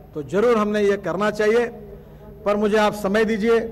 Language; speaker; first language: Hindi; non-native, local second language; Marathi